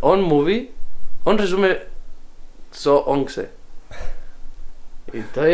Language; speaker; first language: Polish; non-native, learner; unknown